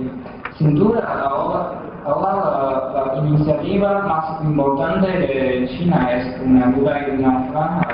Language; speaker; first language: Spanish; non-native, fluent; Chinese